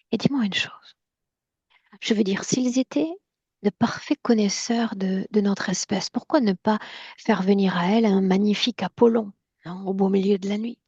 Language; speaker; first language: French; native; French